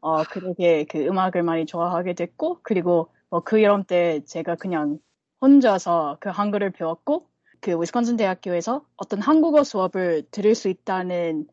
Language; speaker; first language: Korean; non-native, fluent; English